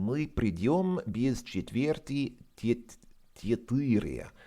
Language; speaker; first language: Russian; non-native, fluent; English